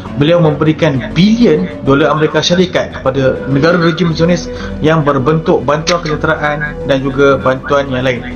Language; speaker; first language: Malay; native; Malay